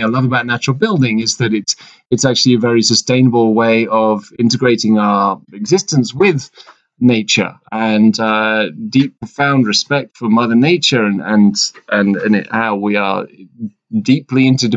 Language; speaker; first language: English; native; English